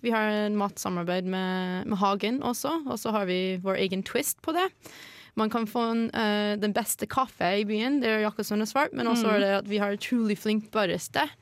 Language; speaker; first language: Norwegian; non-native, fluent; English